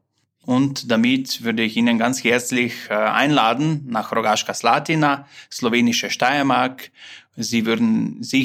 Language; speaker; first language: German; non-native, fluent; Slovenian